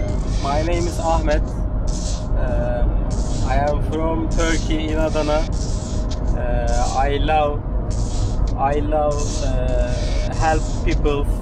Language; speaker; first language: English; non-native, learner; Turkish